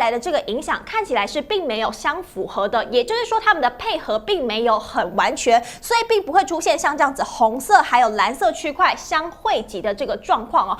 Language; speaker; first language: Chinese; native; Chinese